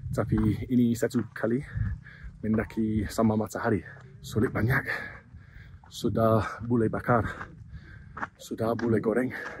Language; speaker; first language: Indonesian; non-native, learner; English